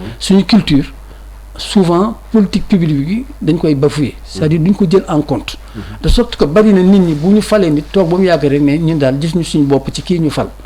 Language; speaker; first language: Wolof; non-native, local second language; Fula